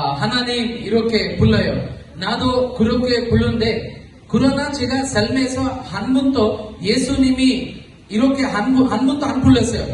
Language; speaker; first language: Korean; non-native, learner; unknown